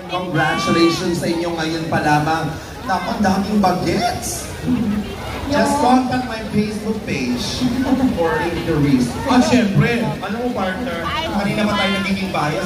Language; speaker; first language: Filipino; non-native, local second language; Bikol